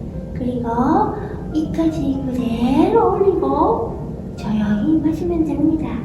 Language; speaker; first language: Korean; non-native, fluent; Japanese